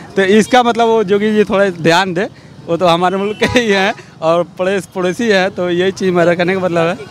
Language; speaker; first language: Hindi; native; Hindi